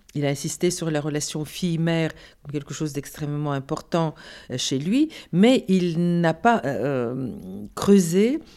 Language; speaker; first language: French; non-native, fluent; Bulgarian